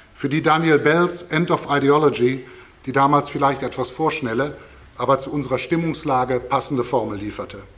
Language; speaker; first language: German; native; German